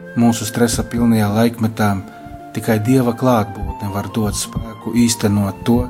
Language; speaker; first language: Latvian; native; Latvian